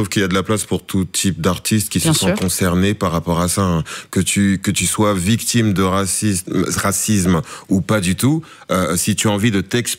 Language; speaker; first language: French; native; French